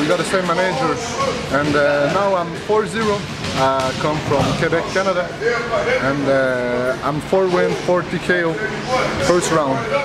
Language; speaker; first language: English; non-native, learner; French